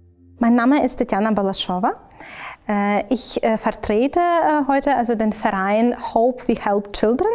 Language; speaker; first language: German; non-native, fluent; Ukrainian